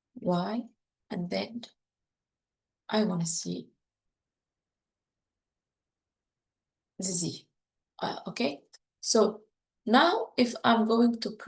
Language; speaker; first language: English; non-native, fluent; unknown